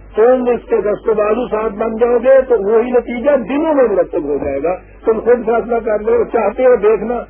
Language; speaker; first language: Urdu; non-native, local second language; Punjabi